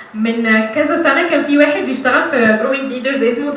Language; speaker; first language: Arabic; native; Arabic